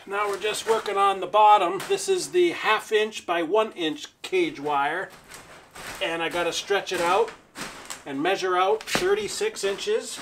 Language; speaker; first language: English; native; English